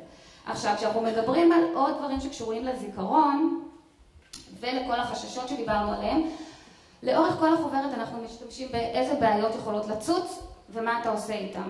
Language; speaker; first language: Hebrew; native; Hebrew